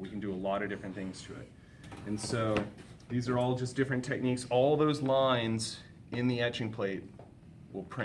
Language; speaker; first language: English; native; English